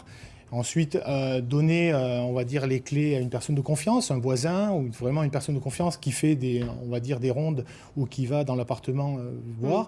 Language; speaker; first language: French; native; French